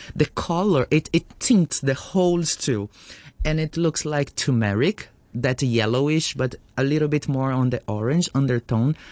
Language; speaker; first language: English; non-native, fluent; Portuguese